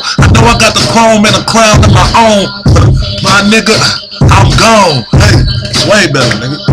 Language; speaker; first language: English; native; English